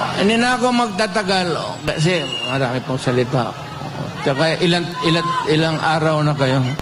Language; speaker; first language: Filipino; non-native, local second language; Cebuano